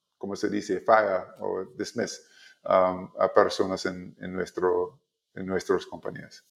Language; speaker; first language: Spanish; non-native, learner; English